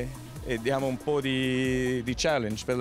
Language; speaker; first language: Italian; early bilingual, heritage; Italian